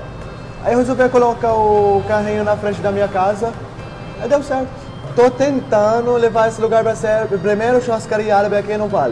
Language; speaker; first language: Portuguese; non-native, fluent; Arabic